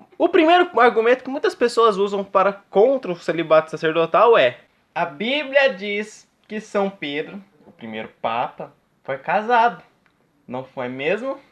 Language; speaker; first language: Portuguese; native; Portuguese